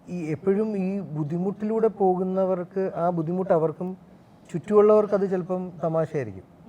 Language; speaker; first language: Malayalam; native; Malayalam